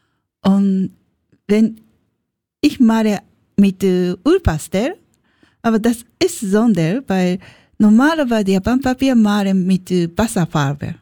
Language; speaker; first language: German; non-native, learner; Japanese